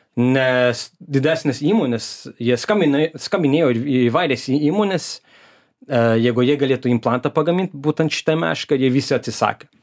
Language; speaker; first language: Lithuanian; early bilingual, heritage; Lithuanian